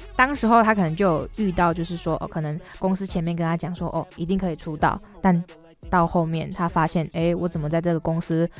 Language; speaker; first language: Chinese; native; Chinese